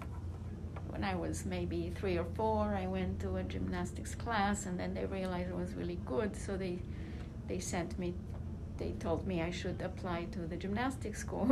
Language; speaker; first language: English; non-native, fluent; Romanian